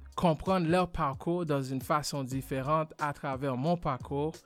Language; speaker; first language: French; non-native, fluent; English